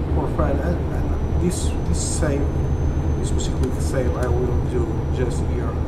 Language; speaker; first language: English; non-native, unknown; Portuguese